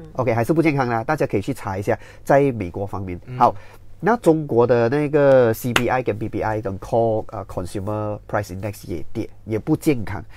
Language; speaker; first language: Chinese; native; Chinese